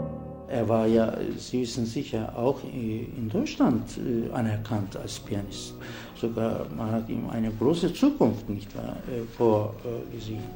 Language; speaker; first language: German; non-native, fluent; Turkish